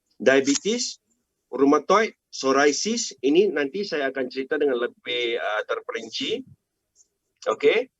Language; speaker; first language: Malay; non-native, local second language; Chinese